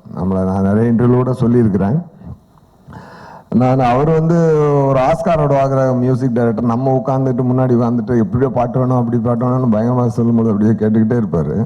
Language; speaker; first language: Tamil; native; Tamil